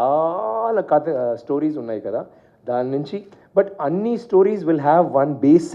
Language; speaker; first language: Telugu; non-native, learner; Tamil